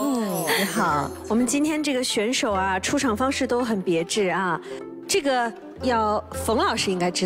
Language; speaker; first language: Chinese; native; Chinese